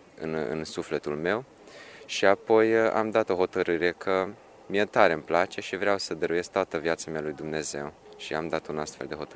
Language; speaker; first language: Romanian; early bilingual, heritage; Romanian